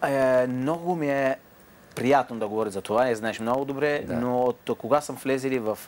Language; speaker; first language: Bulgarian; non-native, fluent; Italian